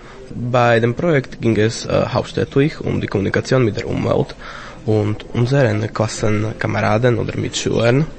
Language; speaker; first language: German; non-native, fluent; Slovak